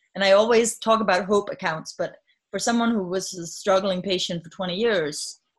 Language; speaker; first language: English; non-native, fluent; Danish